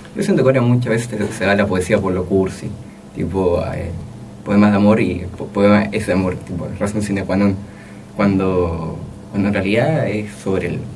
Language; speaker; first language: Spanish; native; Spanish